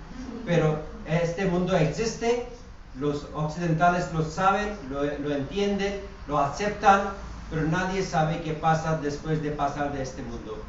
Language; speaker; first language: Spanish; non-native, fluent; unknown